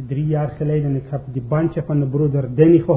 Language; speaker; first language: Dutch; non-native, learner; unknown